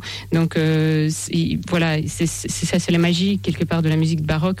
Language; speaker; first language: French; non-native, fluent; Russian